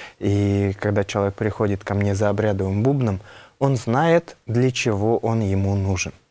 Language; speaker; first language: Russian; non-native, local second language; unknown